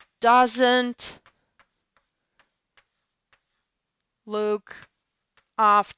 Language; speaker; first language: English; non-native, fluent; Russian